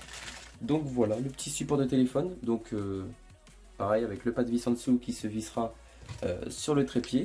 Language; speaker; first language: French; native; French